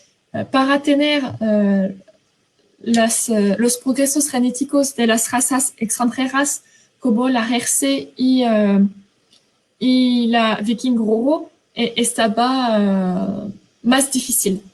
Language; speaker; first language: Spanish; non-native, fluent; French